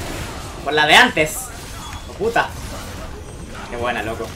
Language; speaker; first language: Spanish; native; Spanish